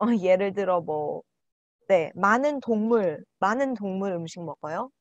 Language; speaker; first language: Korean; non-native, learner; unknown